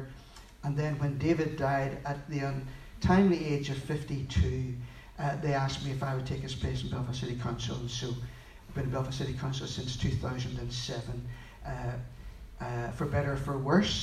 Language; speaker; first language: English; native; English